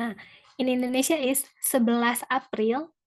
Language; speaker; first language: English; non-native, fluent; Indonesian